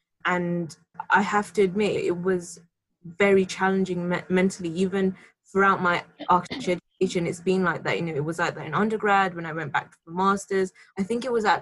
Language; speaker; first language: English; native; English